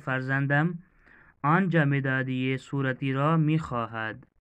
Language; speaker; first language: Persian; non-native, fluent; Urdu